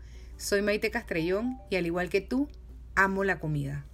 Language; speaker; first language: Spanish; native; Spanish